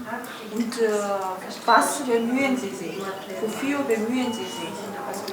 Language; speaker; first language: German; non-native, learner; Korean